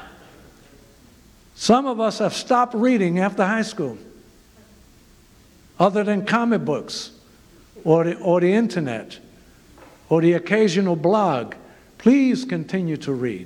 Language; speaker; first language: English; native; English